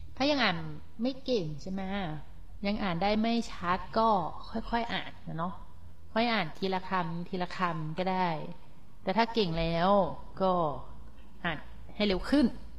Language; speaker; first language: Thai; native; Thai